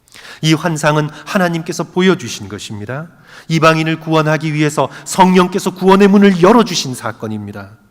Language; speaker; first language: Korean; native; Korean